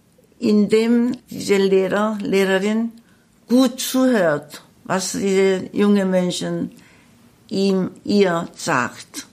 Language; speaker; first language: German; non-native, learner; Korean